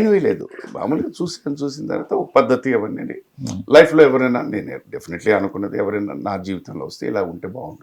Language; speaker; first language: Telugu; native; Telugu